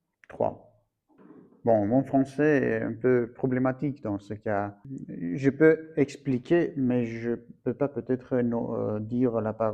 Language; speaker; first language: French; non-native, fluent; Armenian